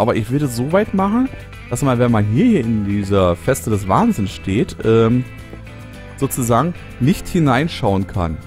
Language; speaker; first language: German; native; German